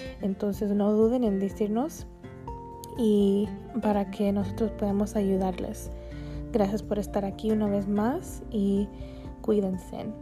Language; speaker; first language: Spanish; early bilingual, heritage; Spanish